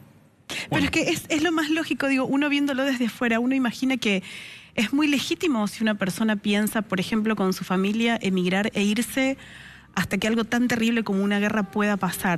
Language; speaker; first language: Spanish; native; Spanish